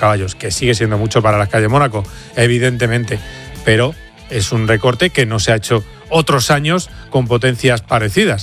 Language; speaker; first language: Spanish; native; Spanish